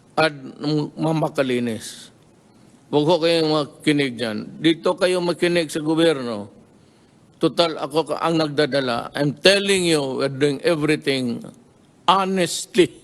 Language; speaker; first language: Filipino; non-native, local second language; Cebuano